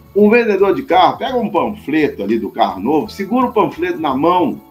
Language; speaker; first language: Portuguese; native; Portuguese